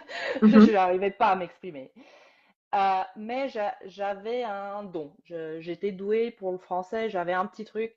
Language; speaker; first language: French; native; French